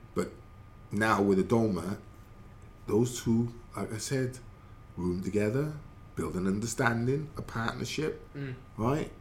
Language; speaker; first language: English; native; English